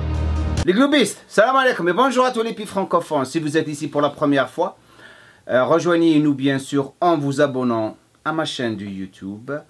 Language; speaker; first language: French; non-native, fluent; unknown